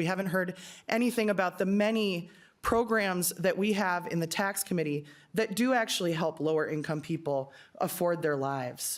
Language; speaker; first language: English; native; English